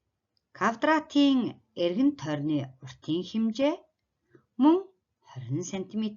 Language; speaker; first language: Mongolian; native; Mongolian